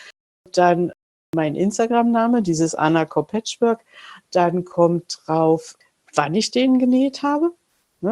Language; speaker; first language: German; native; German